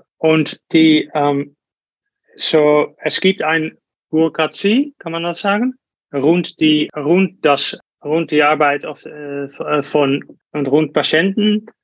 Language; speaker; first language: German; non-native, learner; Dutch